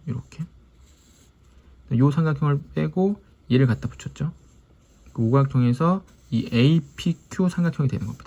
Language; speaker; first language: Korean; native; Korean